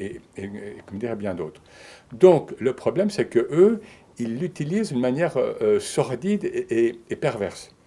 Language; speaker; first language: French; native; French